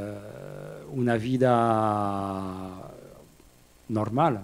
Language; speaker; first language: Spanish; non-native, fluent; French